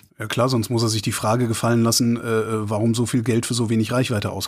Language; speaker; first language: German; native; German